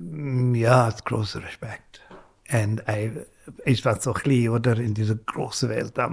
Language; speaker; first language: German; non-native, fluent; English